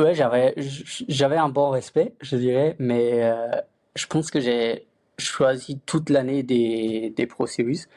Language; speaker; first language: French; non-native, fluent; Luxembourgish